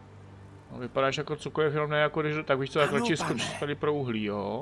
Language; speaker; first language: Czech; native; Czech